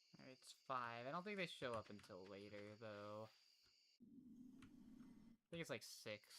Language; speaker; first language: English; native; English